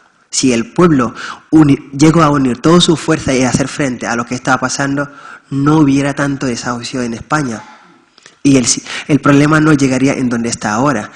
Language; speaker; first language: Spanish; non-native, fluent; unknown